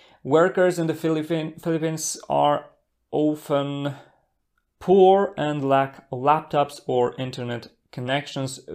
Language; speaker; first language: English; non-native, fluent; Polish